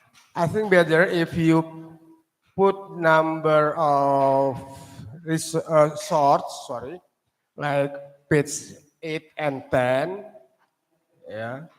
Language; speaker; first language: English; non-native, learner; Indonesian